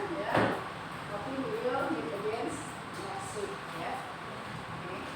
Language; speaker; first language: English; non-native, learner; Indonesian